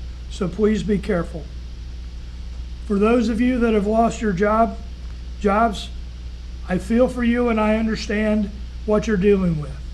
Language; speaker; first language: English; native; English